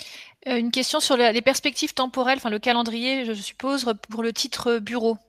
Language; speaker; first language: French; native; French